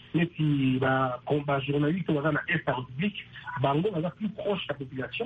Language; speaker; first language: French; non-native, local second language; Lingala